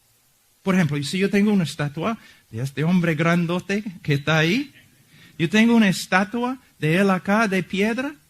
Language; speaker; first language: Spanish; non-native, fluent; English